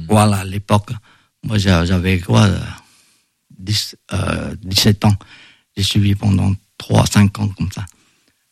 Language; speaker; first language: French; non-native, fluent; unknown